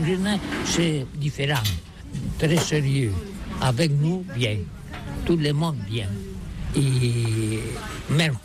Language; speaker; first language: French; non-native, learner; Catalan